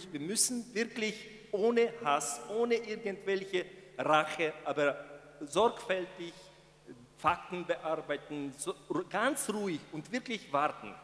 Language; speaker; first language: German; non-native, fluent; Ukrainian